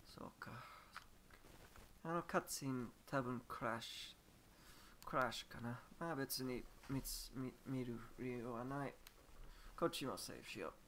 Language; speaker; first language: Japanese; non-native, learner; English